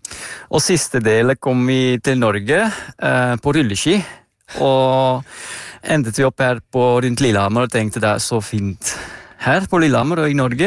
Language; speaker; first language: Norwegian; non-native, fluent; Dutch